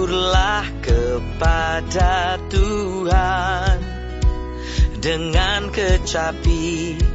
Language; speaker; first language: Indonesian; native; Indonesian